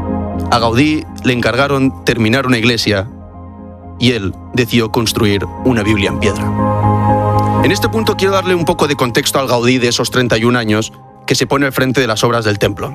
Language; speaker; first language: Spanish; native; Spanish